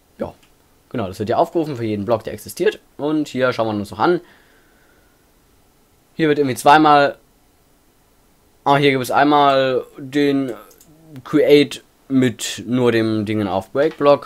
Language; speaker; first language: German; native; German